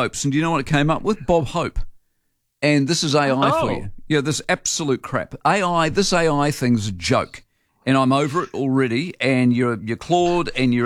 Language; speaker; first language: English; native; English